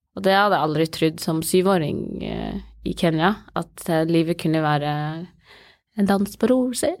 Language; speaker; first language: Norwegian; early bilingual, other home language; Somali